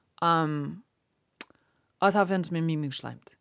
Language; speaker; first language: Icelandic; non-native, learner; English